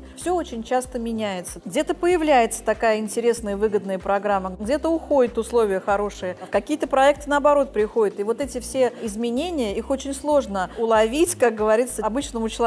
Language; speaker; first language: Russian; native; Russian